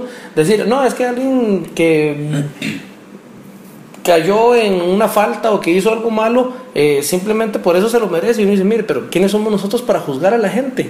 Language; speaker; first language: Spanish; native; Spanish